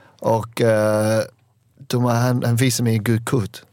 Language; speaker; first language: Swedish; non-native, learner; English